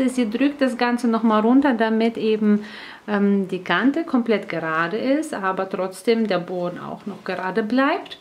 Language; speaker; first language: German; native; German